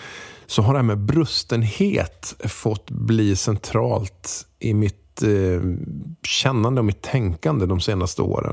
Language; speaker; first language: Swedish; native; Swedish